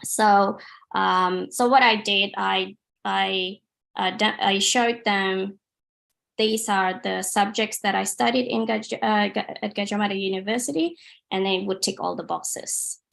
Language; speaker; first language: English; non-native, fluent; Indonesian